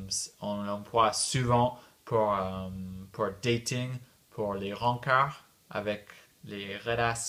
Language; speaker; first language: French; non-native, fluent; English